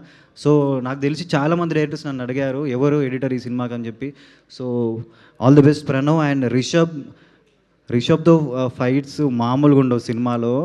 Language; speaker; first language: Telugu; native; Telugu